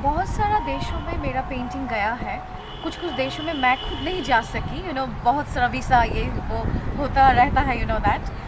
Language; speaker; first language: Hindi; non-native, learner; Bangla